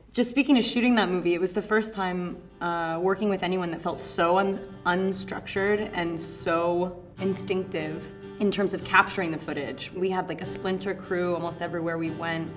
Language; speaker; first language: English; native; English